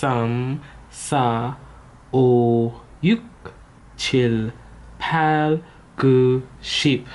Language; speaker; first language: Korean; non-native, learner; English